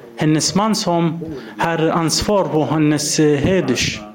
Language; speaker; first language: Swedish; non-native, learner; Arabic